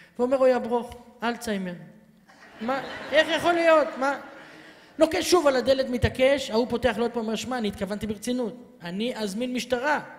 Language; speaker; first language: Hebrew; native; Hebrew